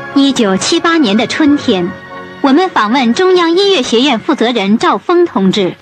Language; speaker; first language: Chinese; native; Chinese